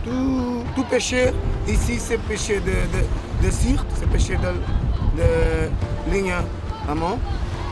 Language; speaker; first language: French; non-native, learner; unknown